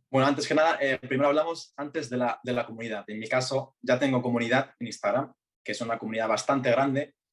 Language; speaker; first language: Spanish; early bilingual, other home language; Arabic